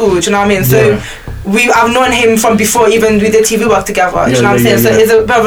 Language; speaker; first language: English; native; English